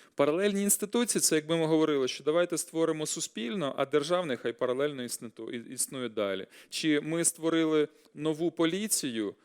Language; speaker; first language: Ukrainian; native; Ukrainian